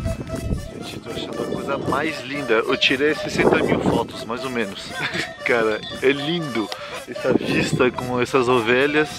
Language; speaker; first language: Portuguese; non-native, fluent; French